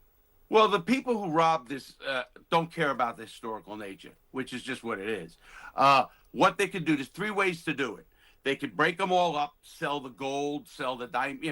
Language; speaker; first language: English; native; English